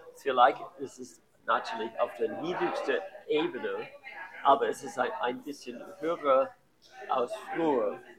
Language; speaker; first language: German; non-native, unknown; English